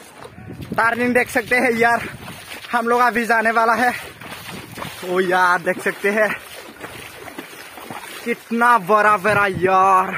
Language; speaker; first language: Hindi; non-native, local second language; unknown